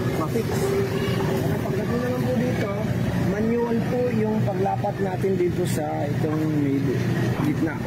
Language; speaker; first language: Filipino; native; Filipino